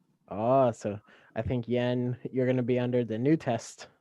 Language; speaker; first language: English; native; English